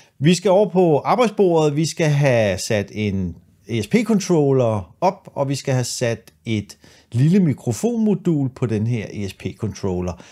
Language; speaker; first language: Danish; native; Danish